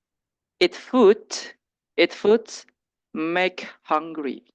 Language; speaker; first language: English; non-native, learner; Indonesian